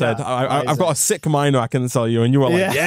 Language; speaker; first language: English; native; English